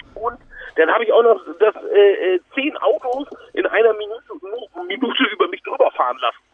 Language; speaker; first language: German; native; German